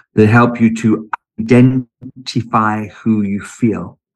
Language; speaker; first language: English; native; English